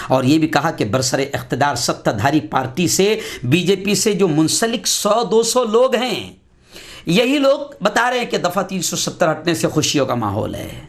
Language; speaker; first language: Urdu; native; Urdu